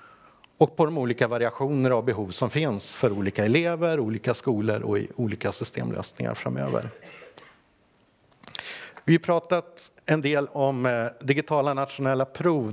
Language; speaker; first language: Swedish; native; Swedish